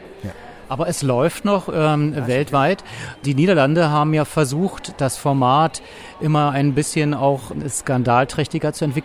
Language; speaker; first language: German; native; German